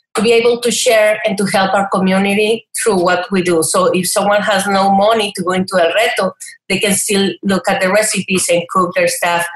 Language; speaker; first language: English; non-native, fluent; Spanish